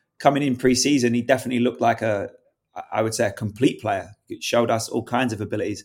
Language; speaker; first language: English; native; English